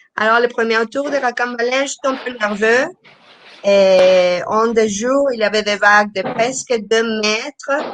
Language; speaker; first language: French; non-native, fluent; Spanish